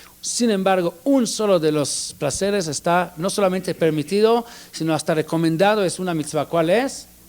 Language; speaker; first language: Spanish; non-native, fluent; Hebrew